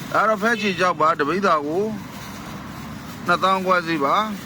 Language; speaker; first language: Burmese; native; Burmese